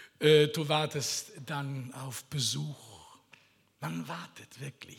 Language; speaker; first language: German; non-native, fluent; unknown